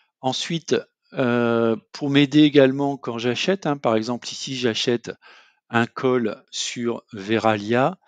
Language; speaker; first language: French; native; French